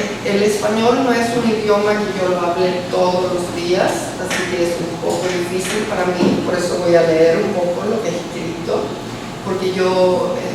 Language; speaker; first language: Spanish; early bilingual, heritage; Spanish